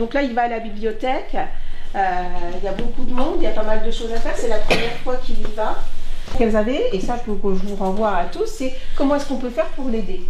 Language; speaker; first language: French; native; French